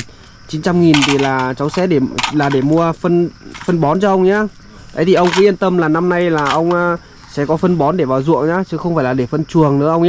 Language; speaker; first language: Vietnamese; native; Vietnamese